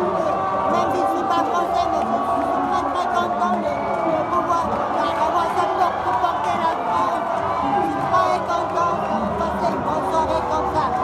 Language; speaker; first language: French; non-native, fluent; Khmer